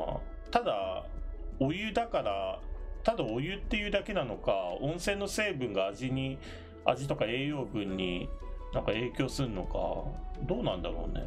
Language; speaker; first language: Japanese; native; Japanese